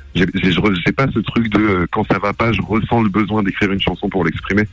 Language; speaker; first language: French; early bilingual, other home language; Arabic